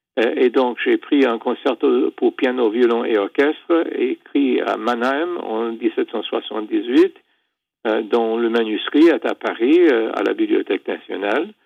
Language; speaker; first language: French; non-native, fluent; English